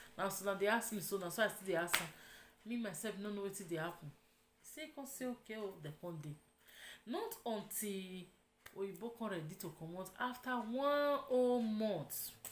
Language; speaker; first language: Nigerian Pidgin; non-native, local second language; Yoruba